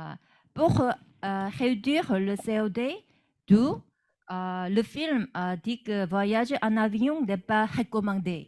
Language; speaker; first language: French; non-native, learner; Korean